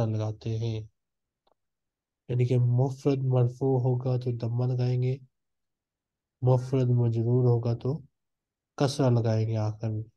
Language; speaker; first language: Urdu; native; Urdu